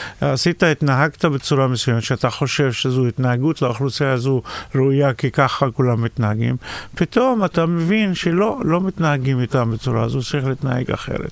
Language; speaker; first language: Hebrew; non-native, local second language; Arabic